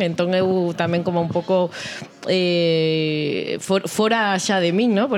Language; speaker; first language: Galician; non-native, fluent; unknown